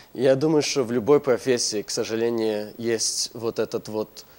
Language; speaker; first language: Russian; non-native, fluent; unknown